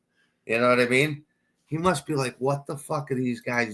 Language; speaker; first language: English; native; English